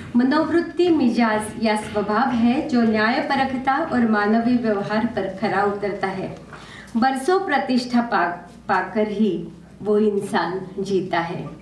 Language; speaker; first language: Hindi; non-native, local second language; Marathi